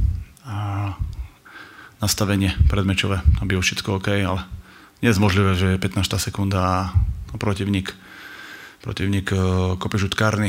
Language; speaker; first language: Polish; non-native, learner; Slovak